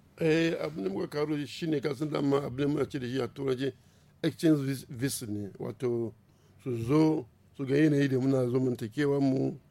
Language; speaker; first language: Hausa; non-native, local second language; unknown